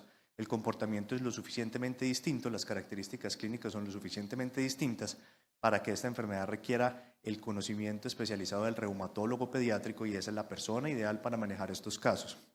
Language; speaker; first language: Spanish; native; Spanish